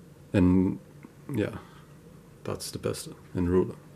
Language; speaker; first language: Dutch; non-native, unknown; English